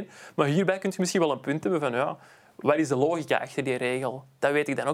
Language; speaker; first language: Dutch; native; Dutch